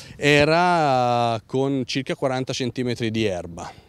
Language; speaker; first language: Italian; native; Italian